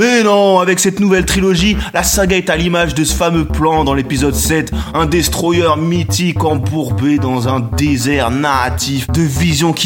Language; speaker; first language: French; native; French